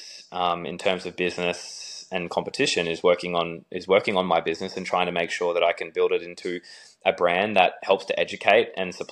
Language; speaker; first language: English; native; English